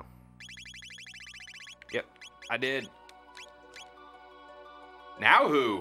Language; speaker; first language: English; native; English